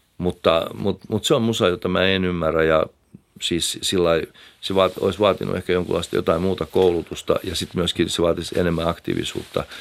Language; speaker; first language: Finnish; native; Finnish